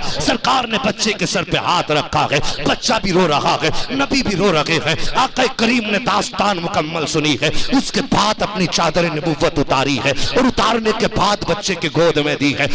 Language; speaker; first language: Urdu; native; Urdu